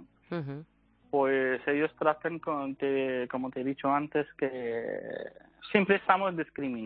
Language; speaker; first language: Spanish; non-native, learner; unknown